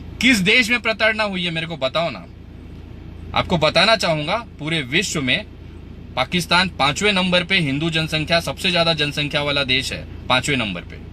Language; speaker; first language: Hindi; native; Hindi